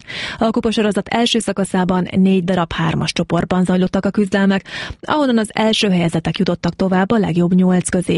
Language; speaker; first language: Hungarian; native; Hungarian